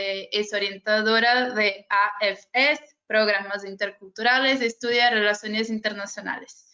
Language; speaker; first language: Spanish; non-native, fluent; Portuguese